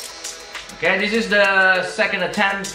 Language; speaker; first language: English; non-native, fluent; Indonesian